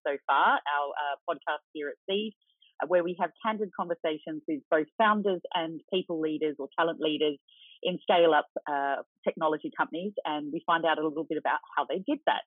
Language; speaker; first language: English; native; English